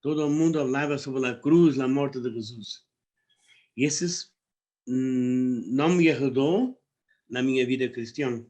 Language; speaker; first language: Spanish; non-native, learner; Portuguese